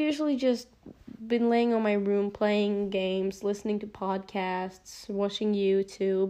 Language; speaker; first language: English; non-native, fluent; Norwegian